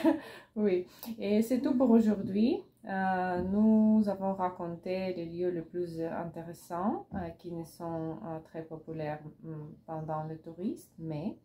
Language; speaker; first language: French; non-native, learner; Russian